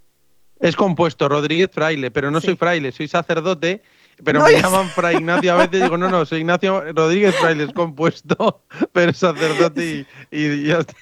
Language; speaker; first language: Spanish; native; Spanish